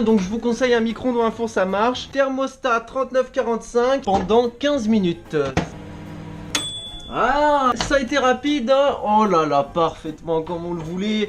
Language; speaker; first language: French; native; French